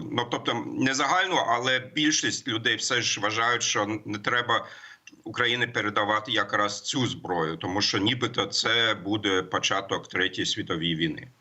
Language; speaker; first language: Ukrainian; non-native, fluent; German